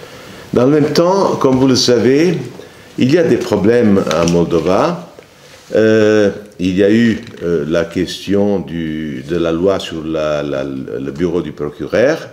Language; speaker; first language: French; non-native, fluent; Italian